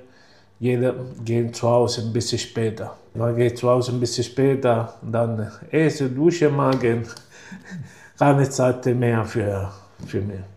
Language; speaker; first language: German; non-native, learner; Italian